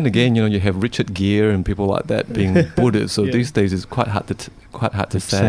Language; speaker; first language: English; non-native, local second language; Cantonese